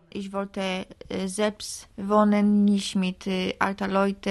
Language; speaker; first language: German; non-native, learner; Polish